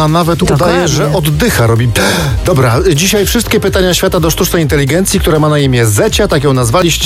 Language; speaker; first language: Polish; native; Polish